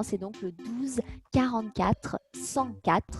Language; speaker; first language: French; native; French